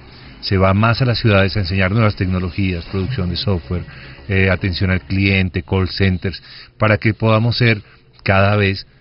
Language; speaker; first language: Spanish; native; Spanish